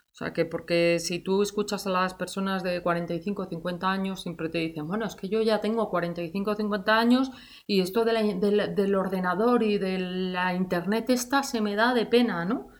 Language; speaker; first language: Spanish; native; Spanish